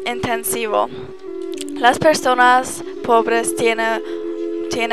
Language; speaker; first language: Spanish; non-native, learner; English